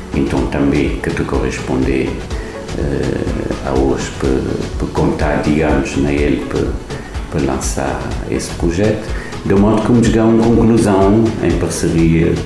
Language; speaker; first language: Portuguese; non-native, fluent; Kabuverdianu